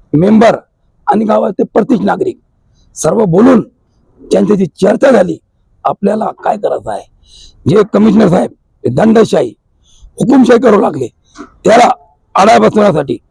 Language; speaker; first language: Marathi; non-native, local second language; Urdu